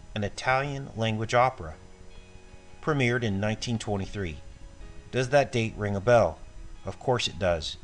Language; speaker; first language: English; native; English